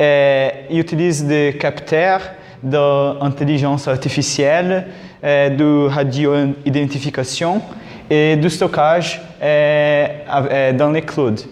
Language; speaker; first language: French; non-native, learner; Portuguese